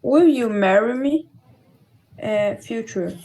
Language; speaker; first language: English; non-native, learner; Portuguese